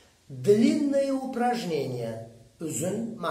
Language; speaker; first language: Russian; non-native, fluent; Uzbek